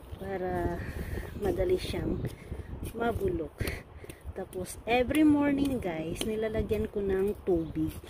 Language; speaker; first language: Filipino; non-native, local second language; Cebuano